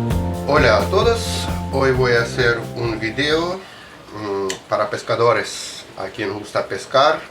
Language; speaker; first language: Spanish; non-native, fluent; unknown